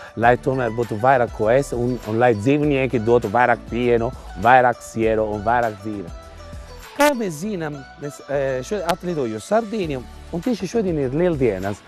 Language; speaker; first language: Latvian; non-native, fluent; Italian